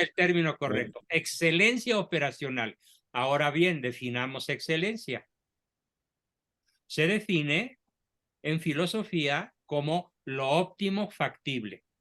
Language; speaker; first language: Spanish; native; Spanish